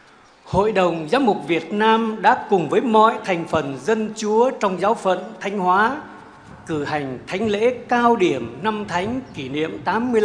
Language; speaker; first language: Vietnamese; native; Vietnamese